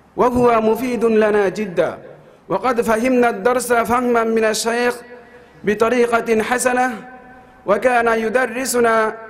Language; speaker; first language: Arabic; non-native, fluent; Bangla